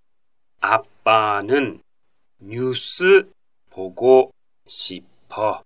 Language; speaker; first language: Korean; non-native, fluent; Japanese